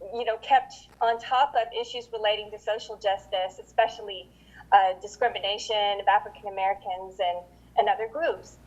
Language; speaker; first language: English; native; English